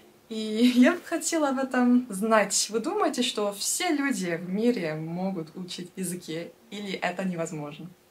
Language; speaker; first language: Russian; non-native, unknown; Turkish